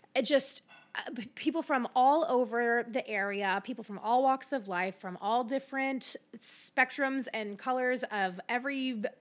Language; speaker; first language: English; native; English